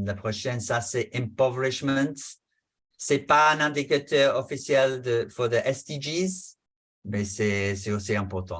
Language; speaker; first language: French; non-native, fluent; English